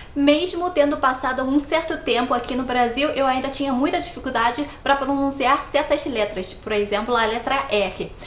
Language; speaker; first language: Portuguese; non-native, fluent; Chinese